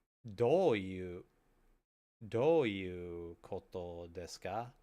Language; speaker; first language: Japanese; non-native, learner; English